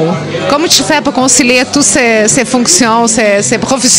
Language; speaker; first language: French; non-native, fluent; Portuguese